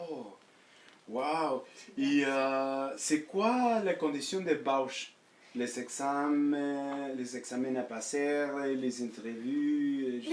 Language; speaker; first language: French; early bilingual, other home language; Spanish